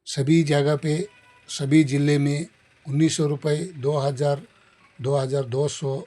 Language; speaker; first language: Hindi; non-native, local second language; Kannada